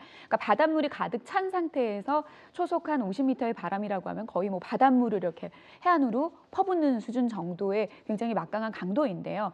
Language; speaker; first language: Korean; native; Korean